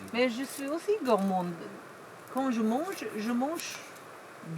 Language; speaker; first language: French; non-native, fluent; German